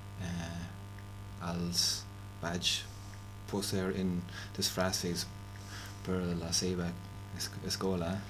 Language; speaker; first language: Catalan; non-native, learner; English